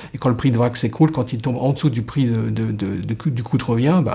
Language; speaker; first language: French; native; French